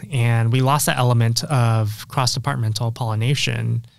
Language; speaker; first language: English; native; English